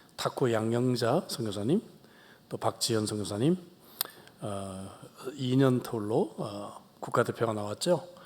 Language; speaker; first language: Korean; native; Korean